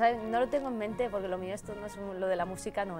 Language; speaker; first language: Spanish; native; Spanish